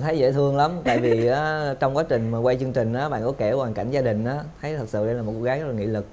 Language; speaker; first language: Vietnamese; native; Vietnamese